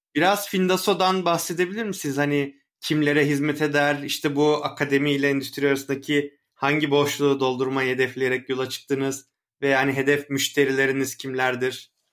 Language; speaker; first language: Turkish; native; Turkish